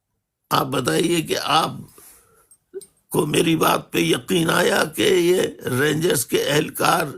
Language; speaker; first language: Urdu; native; Urdu